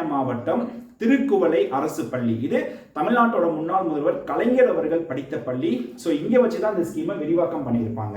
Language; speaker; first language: Tamil; native; Tamil